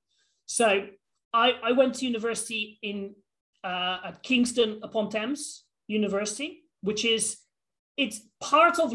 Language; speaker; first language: English; native; English